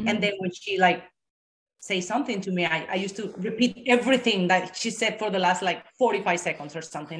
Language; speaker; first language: English; non-native, fluent; Spanish